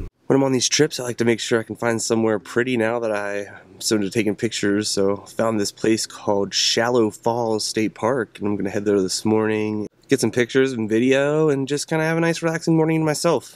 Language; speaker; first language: English; native; English